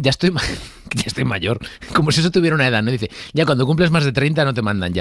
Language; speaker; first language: Spanish; native; Spanish